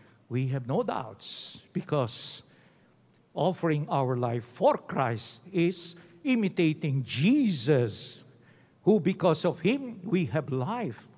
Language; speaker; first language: English; non-native, local second language; Filipino